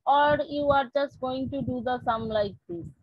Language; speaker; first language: English; non-native, local second language; Bangla